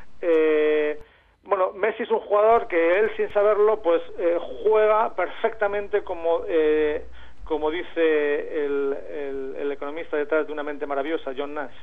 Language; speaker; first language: Spanish; native; Spanish